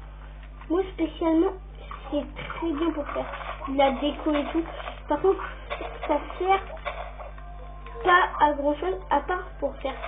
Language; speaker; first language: French; native; French